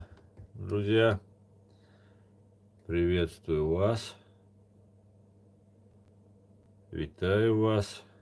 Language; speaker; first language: Russian; non-native, local second language; Chechen